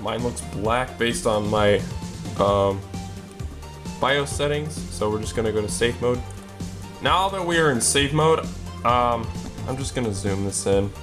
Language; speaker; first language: English; native; English